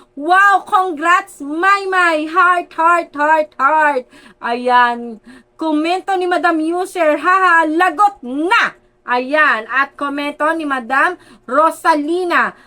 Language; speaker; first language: Filipino; native; Filipino